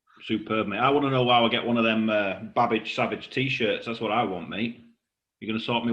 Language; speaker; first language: English; native; English